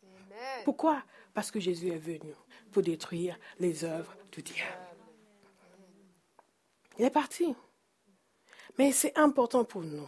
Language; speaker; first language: French; non-native, fluent; English